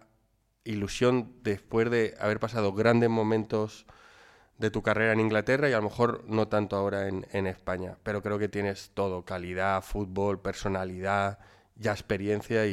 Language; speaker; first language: Spanish; native; Spanish